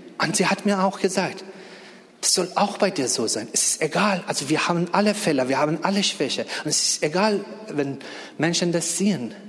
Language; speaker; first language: German; non-native, fluent; Persian